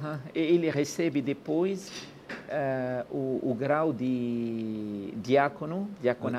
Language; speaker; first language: Portuguese; non-native, learner; Arabic